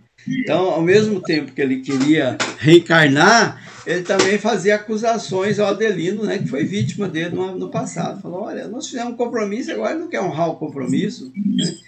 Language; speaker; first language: Portuguese; native; Portuguese